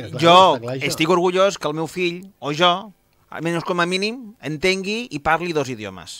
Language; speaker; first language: Catalan; non-native, local second language; Spanish